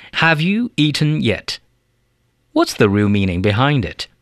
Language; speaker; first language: English; non-native, fluent; Chinese